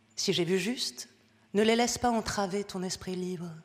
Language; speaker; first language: French; early bilingual, heritage; French